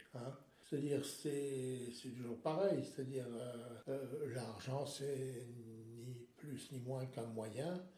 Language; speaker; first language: French; non-native, local second language; Swiss German